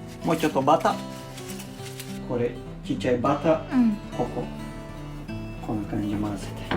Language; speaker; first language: Japanese; non-native, learner; Serbian